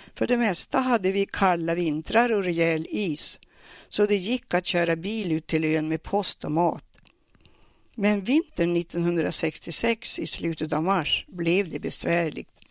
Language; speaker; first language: Swedish; native; Swedish